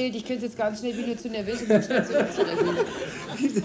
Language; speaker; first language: German; native; German